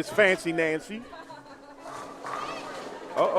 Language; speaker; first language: English; native; English